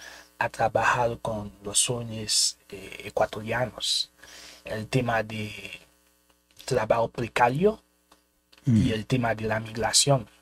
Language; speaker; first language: Spanish; non-native, fluent; Haitian Creole